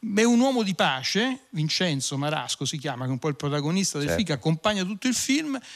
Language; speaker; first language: Italian; native; Italian